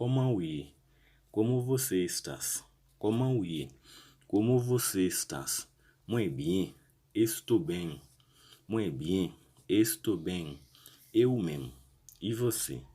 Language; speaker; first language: Portuguese; non-native, learner; Haitian Creole